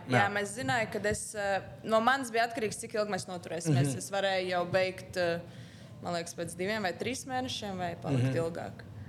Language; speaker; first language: Latvian; native; Latvian